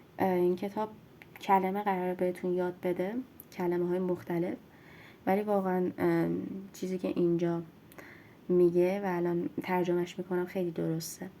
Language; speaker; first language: Persian; native; Persian